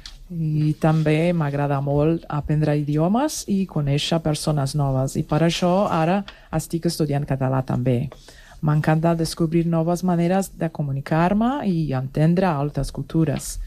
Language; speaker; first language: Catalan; non-native, learner; Portuguese